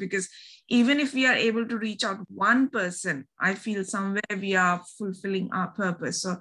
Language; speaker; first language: English; non-native, local second language; Bangla